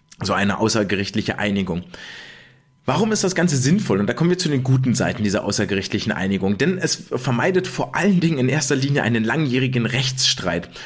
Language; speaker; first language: German; native; German